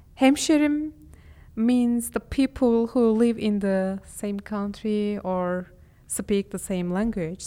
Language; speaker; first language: English; non-native, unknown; Turkish